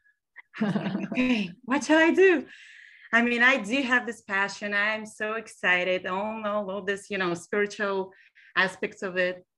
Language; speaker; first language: English; non-native, fluent; Hebrew